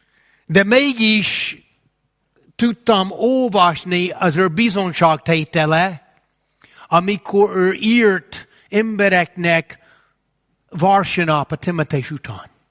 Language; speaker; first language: Hungarian; non-native, fluent; English